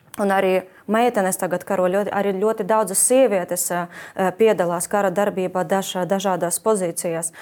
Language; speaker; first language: Latvian; non-native, fluent; Ukrainian